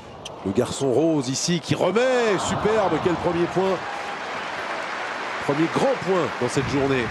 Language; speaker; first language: French; native; French